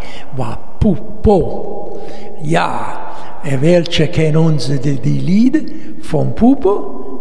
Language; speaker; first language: German; non-native, learner; Italian